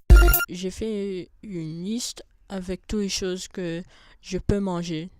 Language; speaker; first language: French; non-native, fluent; English